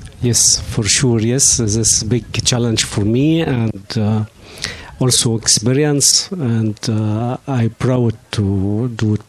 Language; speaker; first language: English; non-native, learner; Arabic